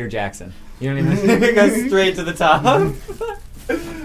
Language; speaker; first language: English; native; English